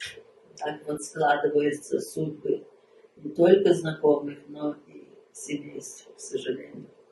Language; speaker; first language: Russian; early bilingual, heritage; Russian